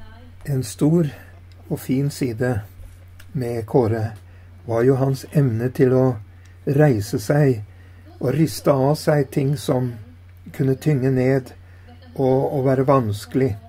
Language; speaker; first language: Norwegian; native; Norwegian